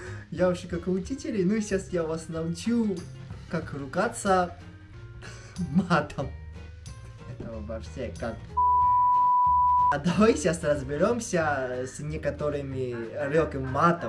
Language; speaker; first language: Russian; non-native, fluent; Chinese